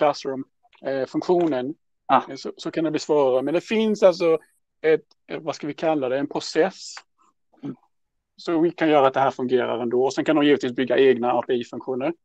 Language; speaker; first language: Swedish; native; Swedish